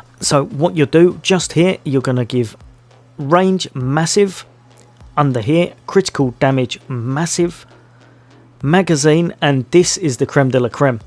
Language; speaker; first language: English; native; English